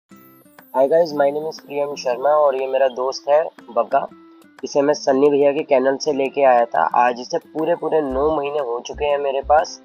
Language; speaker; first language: Hindi; native; Hindi